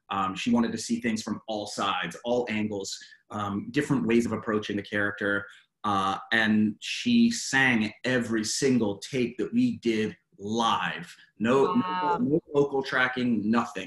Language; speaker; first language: English; native; English